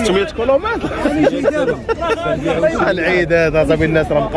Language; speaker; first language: Arabic; native; Arabic